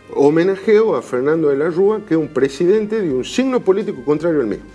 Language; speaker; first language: Spanish; native; Spanish